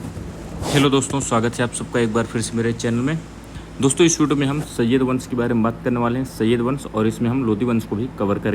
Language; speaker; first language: Hindi; native; Hindi